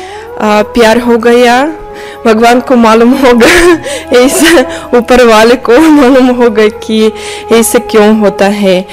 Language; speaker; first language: Hindi; non-native, fluent; Russian